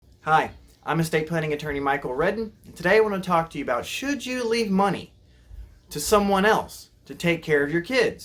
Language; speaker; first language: English; native; English